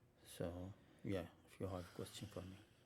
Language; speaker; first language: English; non-native, learner; Arabic